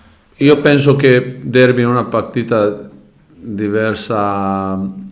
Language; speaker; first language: Italian; non-native, learner; Croatian